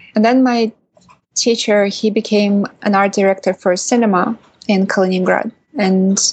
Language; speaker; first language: English; non-native, fluent; Russian